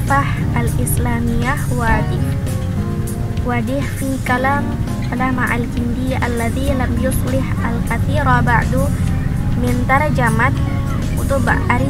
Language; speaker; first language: Arabic; non-native, learner; Indonesian